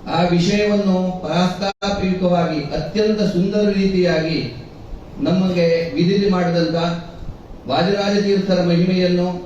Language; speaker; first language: Kannada; non-native, local second language; Konkani